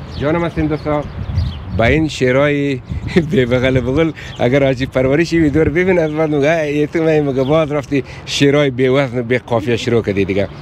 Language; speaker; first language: Persian; native; Persian